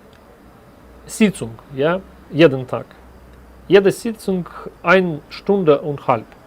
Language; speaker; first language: German; non-native, learner; Russian